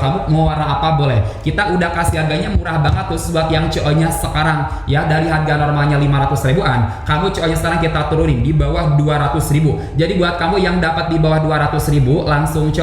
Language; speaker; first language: Indonesian; native; Indonesian